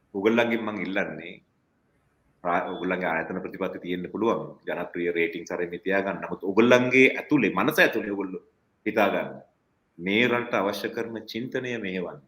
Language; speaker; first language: Sinhala; non-native, local second language; Tamil